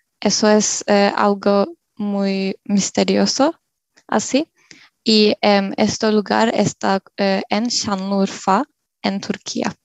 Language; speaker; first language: Spanish; non-native, learner; Turkish